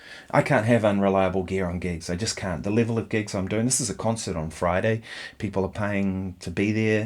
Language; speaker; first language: English; native; English